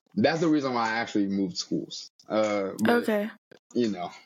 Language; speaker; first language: English; early bilingual, other home language; Portuguese